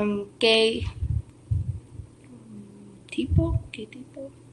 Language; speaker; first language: Spanish; non-native, learner; English